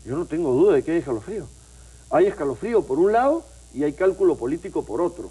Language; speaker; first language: Spanish; native; Spanish